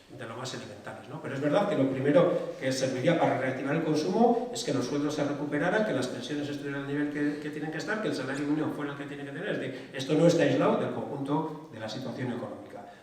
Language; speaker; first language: Spanish; native; Spanish